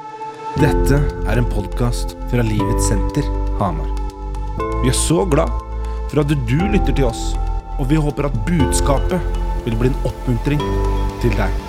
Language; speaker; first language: Norwegian; native; Norwegian